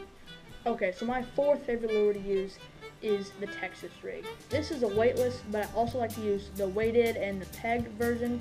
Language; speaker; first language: English; native; English